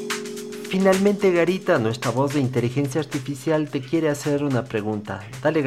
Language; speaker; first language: Spanish; native; Spanish